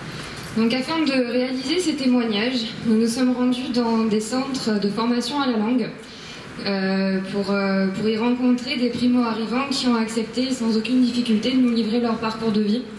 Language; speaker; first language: French; native; French